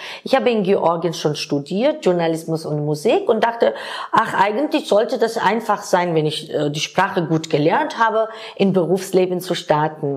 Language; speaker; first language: German; non-native, fluent; Georgian